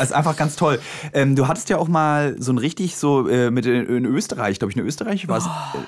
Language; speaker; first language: German; native; German